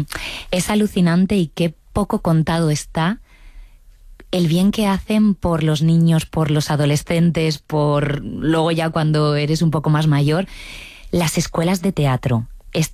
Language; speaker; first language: Spanish; native; Spanish